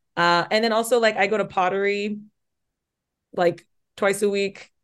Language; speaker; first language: English; native; English